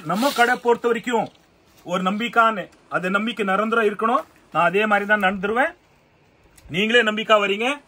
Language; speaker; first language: Tamil; non-native, local second language; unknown